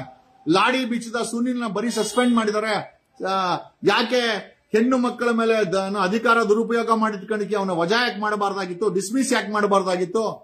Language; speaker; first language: Kannada; native; Kannada